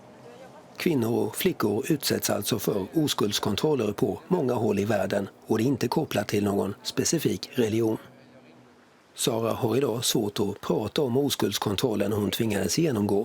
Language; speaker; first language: Swedish; native; Swedish